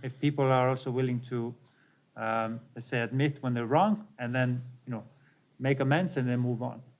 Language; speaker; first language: English; non-native, fluent; Icelandic